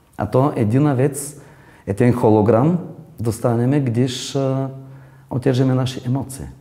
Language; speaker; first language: Czech; non-native, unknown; Bulgarian